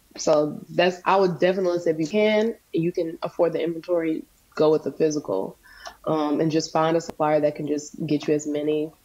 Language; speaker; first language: English; native; English